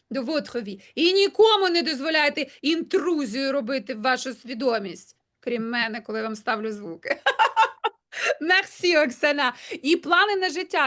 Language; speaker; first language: Ukrainian; native; Ukrainian